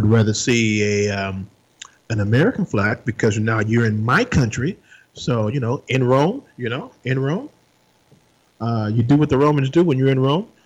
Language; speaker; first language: English; native; English